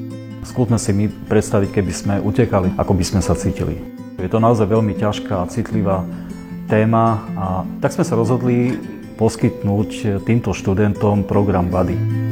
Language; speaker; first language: Slovak; native; Slovak